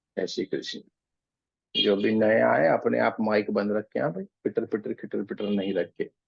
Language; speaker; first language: Hindi; non-native, local second language; Gujarati